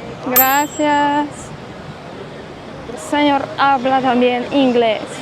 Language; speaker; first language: Spanish; non-native, fluent; Polish